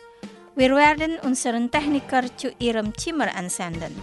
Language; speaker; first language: German; non-native, fluent; Indonesian